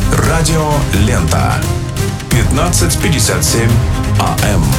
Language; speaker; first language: Russian; native; Russian